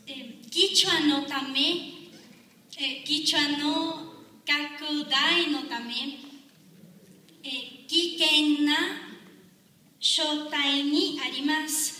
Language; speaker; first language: Japanese; non-native, learner; Spanish